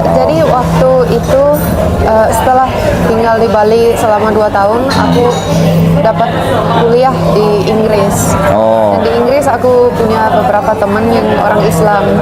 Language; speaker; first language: Indonesian; non-native, fluent; Finnish